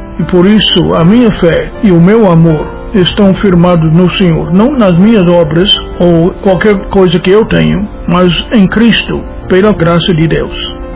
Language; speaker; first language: Portuguese; non-native, fluent; English